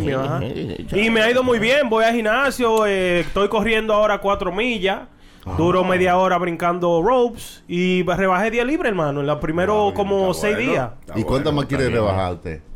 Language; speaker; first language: Spanish; native; Spanish